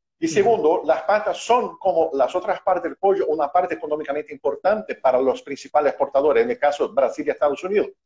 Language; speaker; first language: Spanish; non-native, fluent; Portuguese